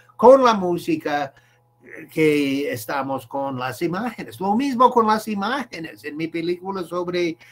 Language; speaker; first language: Spanish; non-native, fluent; English